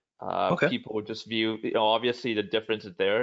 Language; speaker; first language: English; native; English